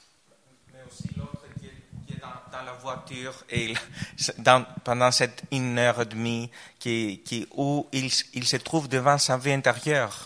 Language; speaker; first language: French; non-native, fluent; Greek